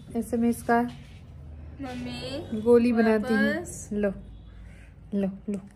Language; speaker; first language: Hindi; non-native, local second language; Bhojpuri